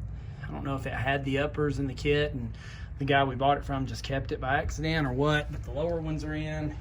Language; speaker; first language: English; native; English